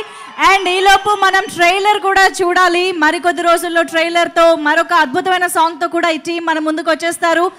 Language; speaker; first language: Telugu; native; Telugu